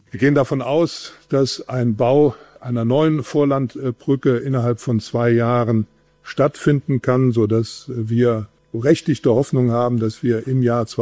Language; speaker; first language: German; native; German